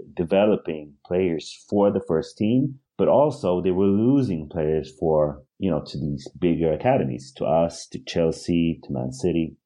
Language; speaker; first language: English; early bilingual, other home language; Swedish